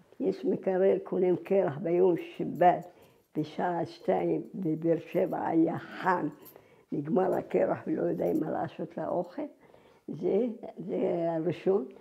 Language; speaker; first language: Hebrew; non-native, fluent; Arabic